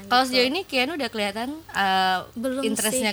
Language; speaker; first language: Indonesian; native; Indonesian